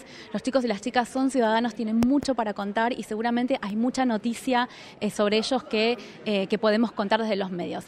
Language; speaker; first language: Spanish; native; Spanish